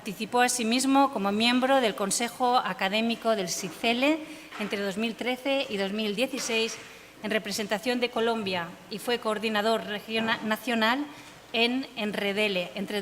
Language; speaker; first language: Spanish; native; Spanish